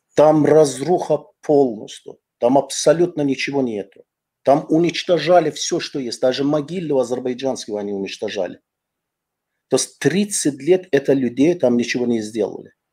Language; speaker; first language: Russian; non-native, fluent; Azerbaijani